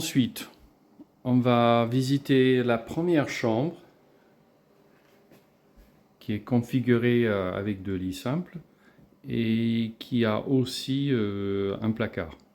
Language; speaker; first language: French; non-native, fluent; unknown